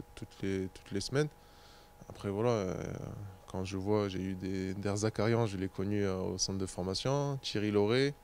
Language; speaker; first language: French; native; French